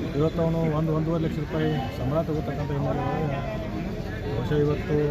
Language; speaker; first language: Kannada; native; Kannada